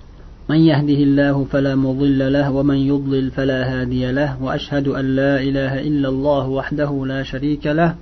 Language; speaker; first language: Arabic; non-native, fluent; Uzbek